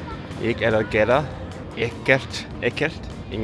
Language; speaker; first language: Icelandic; non-native, learner; Cantonese